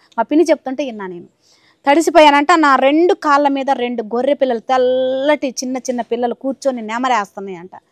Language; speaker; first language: Telugu; native; Telugu